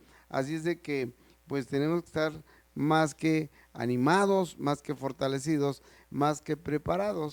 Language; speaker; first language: Spanish; native; Spanish